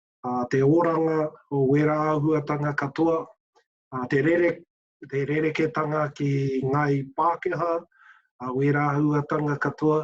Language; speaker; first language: Māori; non-native, local second language; English